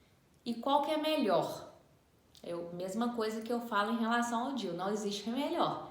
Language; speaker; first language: Portuguese; native; Portuguese